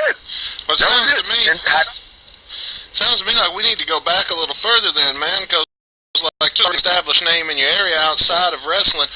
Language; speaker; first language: English; native; English